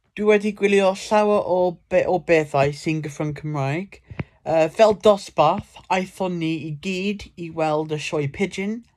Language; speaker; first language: Welsh; non-native, local second language; English